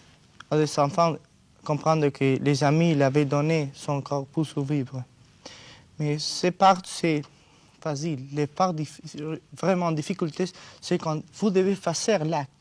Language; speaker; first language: French; non-native, learner; Spanish